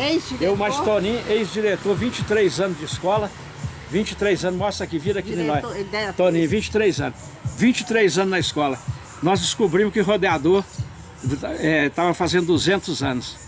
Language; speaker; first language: Portuguese; native; Portuguese